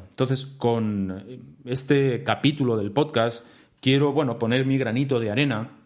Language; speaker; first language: Spanish; native; Spanish